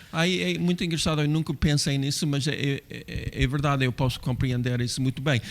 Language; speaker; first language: Portuguese; non-native, fluent; English